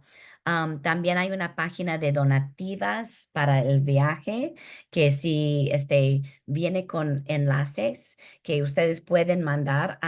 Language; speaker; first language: Spanish; early bilingual, heritage; Spanish